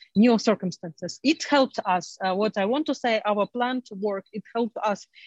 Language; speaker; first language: English; non-native, fluent; Ukrainian